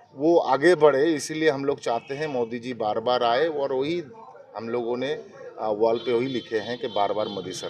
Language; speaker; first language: Hindi; non-native, local second language; Bangla